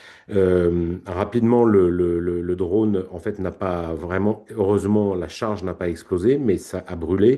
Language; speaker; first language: French; native; French